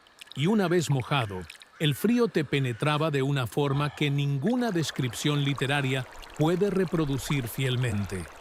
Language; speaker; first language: Spanish; native; Spanish